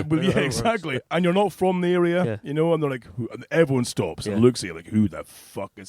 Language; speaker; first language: English; native; English